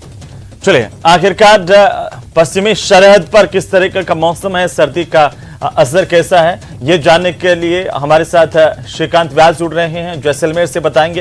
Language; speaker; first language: Hindi; native; Hindi